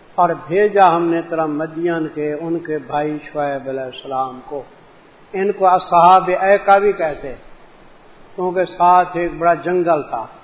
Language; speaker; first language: Urdu; non-native, local second language; Sindhi